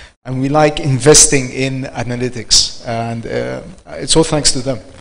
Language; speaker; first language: English; non-native, fluent; Arabic